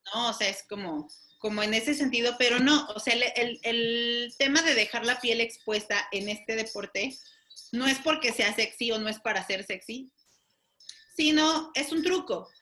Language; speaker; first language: Spanish; native; Spanish